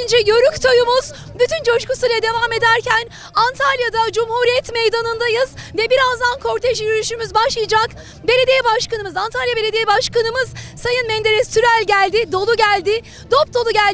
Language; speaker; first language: Turkish; native; Turkish